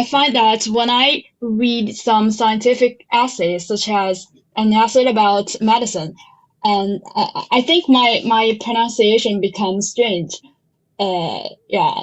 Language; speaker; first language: English; non-native, learner; Chinese